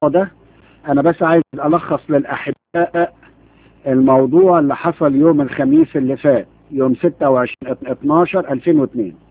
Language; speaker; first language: Arabic; native; Arabic